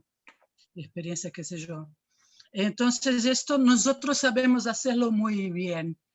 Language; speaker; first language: Spanish; non-native, fluent; Portuguese